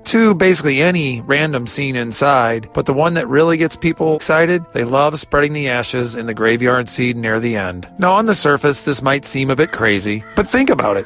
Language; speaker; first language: English; native; English